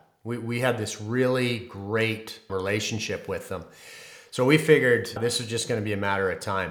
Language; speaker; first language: English; native; English